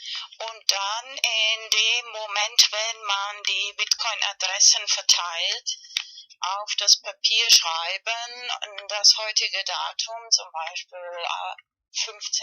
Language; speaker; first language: German; non-native, fluent; Spanish